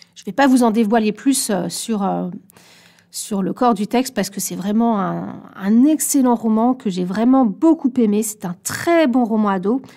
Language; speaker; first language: French; native; French